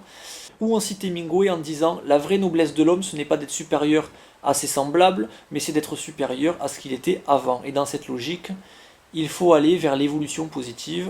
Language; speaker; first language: French; native; French